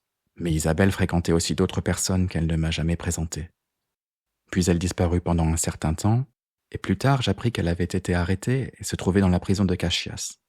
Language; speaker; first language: French; native; French